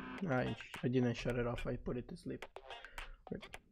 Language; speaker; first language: English; non-native, fluent; Italian